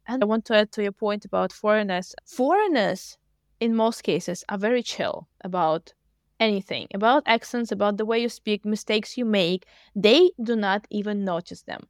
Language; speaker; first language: English; non-native, fluent; Russian